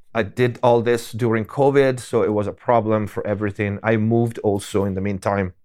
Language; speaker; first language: English; non-native, fluent; Italian